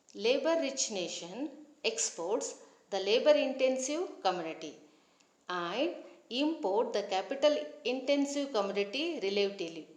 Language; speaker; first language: English; non-native, local second language; Kannada